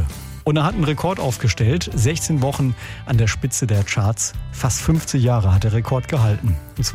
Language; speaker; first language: German; native; German